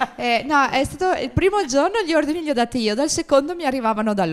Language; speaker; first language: Italian; native; Italian